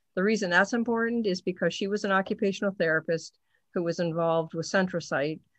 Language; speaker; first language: English; native; English